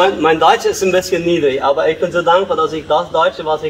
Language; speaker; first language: German; early bilingual, heritage; Low German